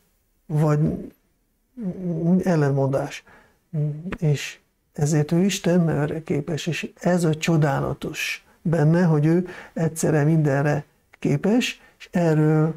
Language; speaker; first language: Hungarian; non-native, fluent; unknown